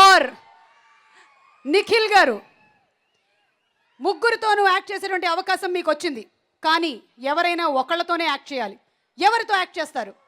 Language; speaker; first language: Telugu; native; Telugu